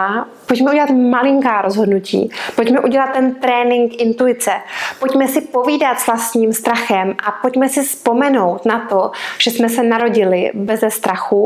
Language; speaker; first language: Czech; native; Czech